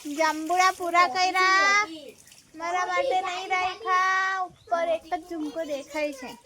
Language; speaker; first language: Gujarati; non-native, local second language; Vasavi